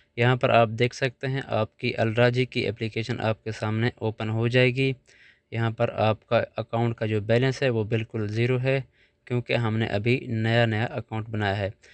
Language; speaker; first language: Urdu; non-native, local second language; Punjabi